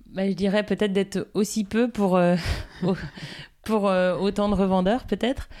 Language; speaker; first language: French; native; French